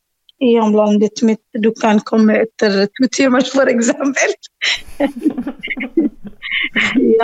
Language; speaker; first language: Norwegian; non-native, learner; Arabic